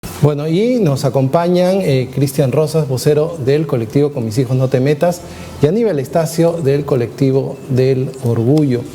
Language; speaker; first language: Spanish; native; Spanish